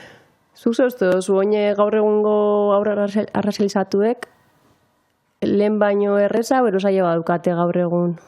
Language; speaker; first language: Basque; native; Basque